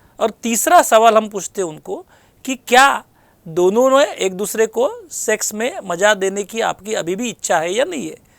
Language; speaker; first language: Hindi; non-native, local second language; Marathi